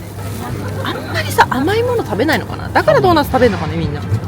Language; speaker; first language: Japanese; native; Japanese